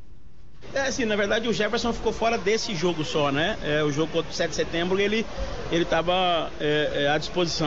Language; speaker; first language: Portuguese; native; Portuguese